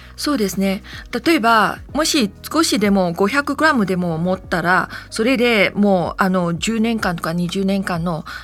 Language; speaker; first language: Japanese; non-native, fluent; Chinese